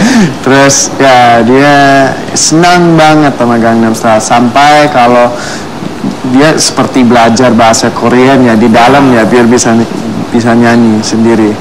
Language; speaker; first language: Indonesian; non-native, fluent; English